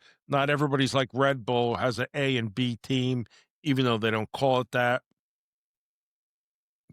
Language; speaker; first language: English; native; English